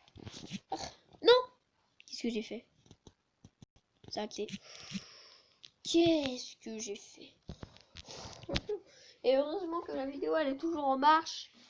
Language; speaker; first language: French; native; French